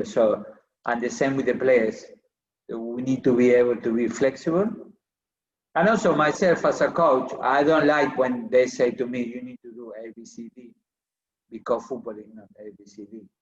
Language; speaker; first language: English; non-native, fluent; Spanish